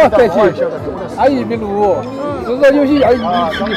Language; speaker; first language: Chinese; native; Chinese